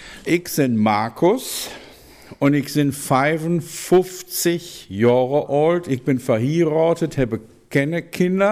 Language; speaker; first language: German; native; German